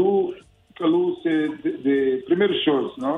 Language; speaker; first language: French; non-native, learner; Portuguese